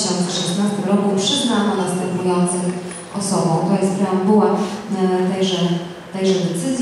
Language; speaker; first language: Polish; native; Polish